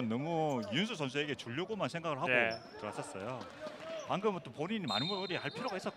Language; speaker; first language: Korean; native; Korean